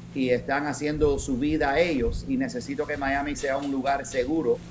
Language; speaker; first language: Spanish; early bilingual, heritage; Spanish